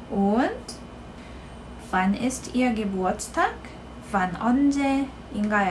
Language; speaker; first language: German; non-native, fluent; Korean